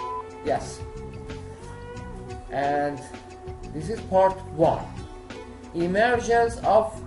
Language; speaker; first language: English; non-native, learner; Persian